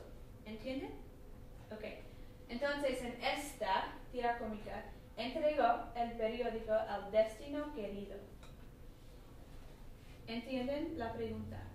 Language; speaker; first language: Spanish; non-native, learner; English